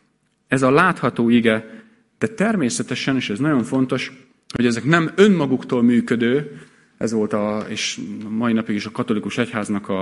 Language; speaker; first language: Hungarian; native; Hungarian